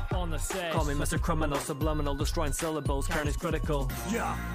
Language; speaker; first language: English; native; English